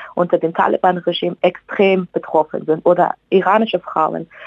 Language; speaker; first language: German; non-native, fluent; Persian